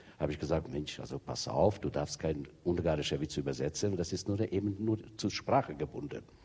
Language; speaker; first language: German; non-native, fluent; Hungarian